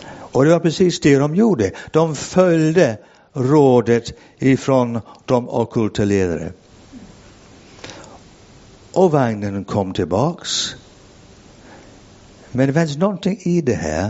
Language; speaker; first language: Swedish; non-native, fluent; English